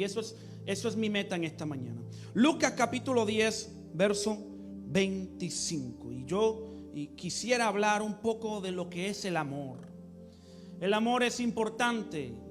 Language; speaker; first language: Spanish; early bilingual, heritage; English